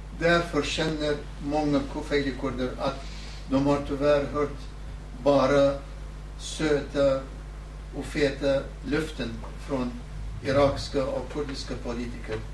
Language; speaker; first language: Swedish; non-native, fluent; Southern Kurdish